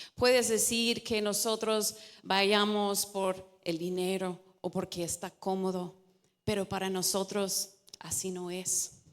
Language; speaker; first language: Spanish; non-native, fluent; English